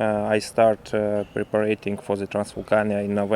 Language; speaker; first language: English; non-native, learner; Russian